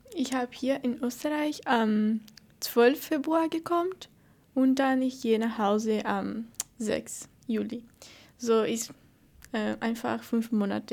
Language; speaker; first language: German; non-native, learner; Portuguese